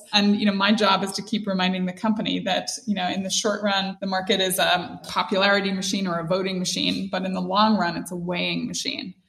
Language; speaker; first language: English; native; English